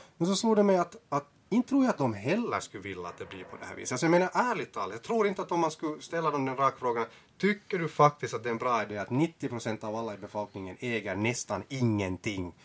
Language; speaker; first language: Swedish; native; Swedish